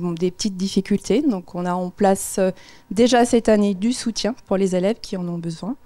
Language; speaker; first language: French; native; French